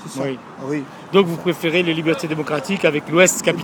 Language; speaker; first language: French; native; French